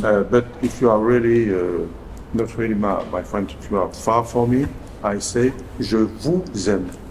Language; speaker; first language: English; non-native, learner; French